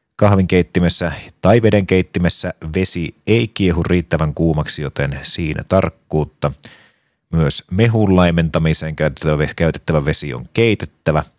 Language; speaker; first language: Finnish; native; Finnish